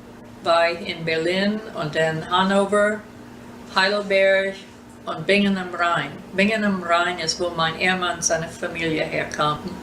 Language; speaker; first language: German; early bilingual, heritage; German